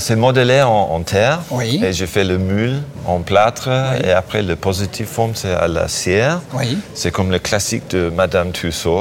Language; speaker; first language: French; non-native, learner; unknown